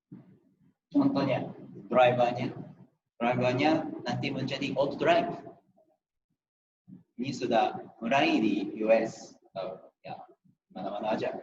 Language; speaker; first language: Indonesian; non-native, fluent; Japanese